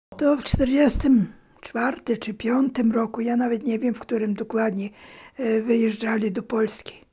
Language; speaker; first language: Polish; early bilingual, heritage; Polish